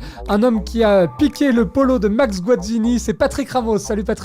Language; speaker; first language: French; native; French